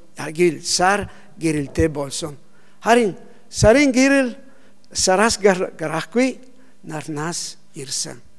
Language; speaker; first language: Mongolian; non-native, learner; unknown